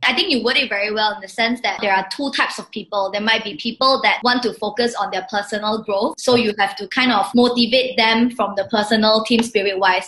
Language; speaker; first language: English; non-native, local second language; Chinese